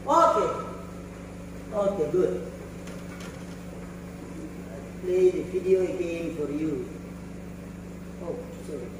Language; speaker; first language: English; non-native, fluent; Indonesian